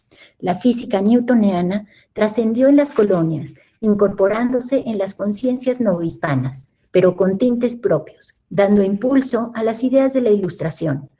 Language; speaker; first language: Spanish; native; Spanish